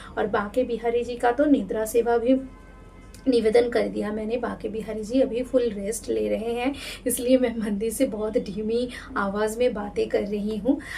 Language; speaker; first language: Hindi; non-native, local second language; Bangla